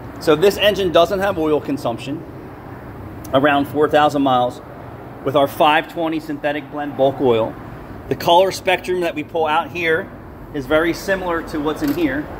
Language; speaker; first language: English; native; English